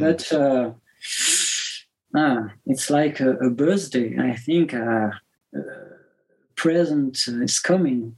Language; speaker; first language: English; non-native, learner; French